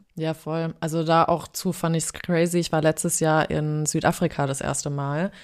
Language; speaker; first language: German; native; German